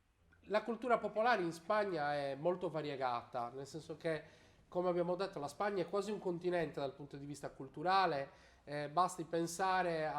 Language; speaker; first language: Italian; native; Italian